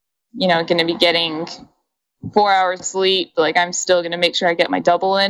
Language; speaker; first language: English; native; English